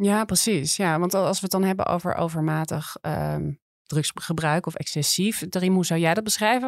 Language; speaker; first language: Dutch; native; Dutch